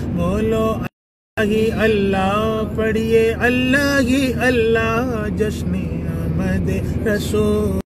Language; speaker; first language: Urdu; native; Urdu